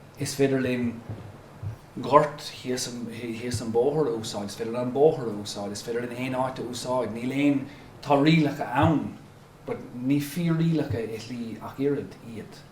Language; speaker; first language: Irish; non-native, local second language; English